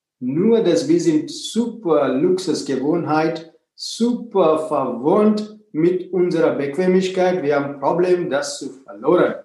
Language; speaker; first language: German; non-native, fluent; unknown